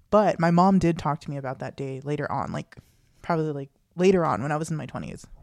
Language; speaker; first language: English; early bilingual, other home language; Filipino